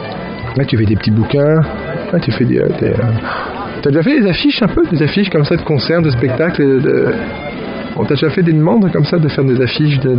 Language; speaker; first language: French; native; French